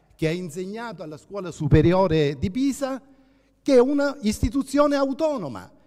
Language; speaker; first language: Italian; native; Italian